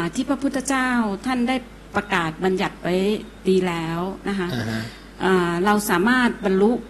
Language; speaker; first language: Thai; native; Thai